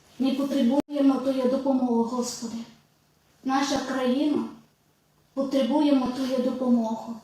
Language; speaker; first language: Ukrainian; non-native, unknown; Malayalam